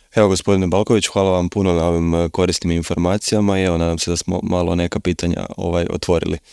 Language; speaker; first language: Croatian; native; Croatian